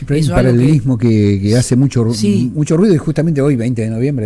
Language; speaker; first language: Spanish; native; Spanish